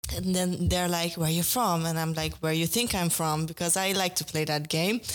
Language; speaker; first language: English; non-native, fluent; Persian